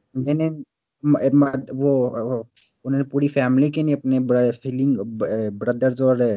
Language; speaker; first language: Urdu; non-native, local second language; Punjabi